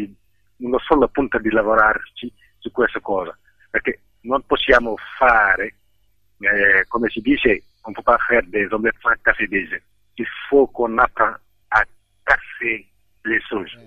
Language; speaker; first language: Italian; non-native, fluent; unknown